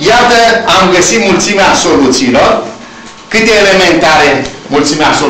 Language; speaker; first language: Romanian; native; Romanian